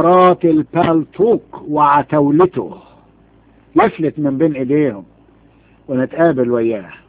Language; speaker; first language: Arabic; native; Arabic